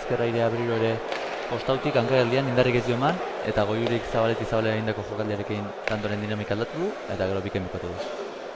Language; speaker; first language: Basque; native; Basque